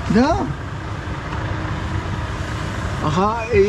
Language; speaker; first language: Russian; non-native, learner; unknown